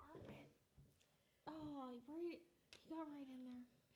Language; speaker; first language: English; native; English